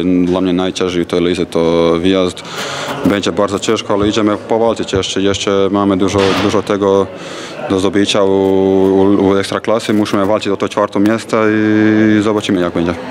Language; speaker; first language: Polish; non-native, fluent; Croatian